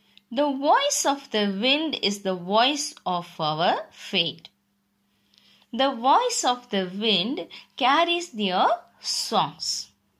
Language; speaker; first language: English; non-native, local second language; Tamil